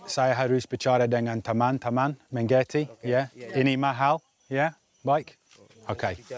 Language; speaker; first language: Indonesian; non-native, learner; English